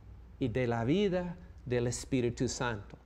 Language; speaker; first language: Spanish; non-native, fluent; English